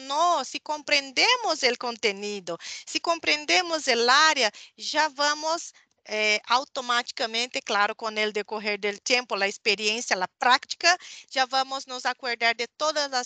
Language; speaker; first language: Spanish; non-native, fluent; Portuguese